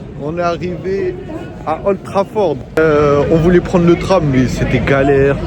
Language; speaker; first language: French; native; French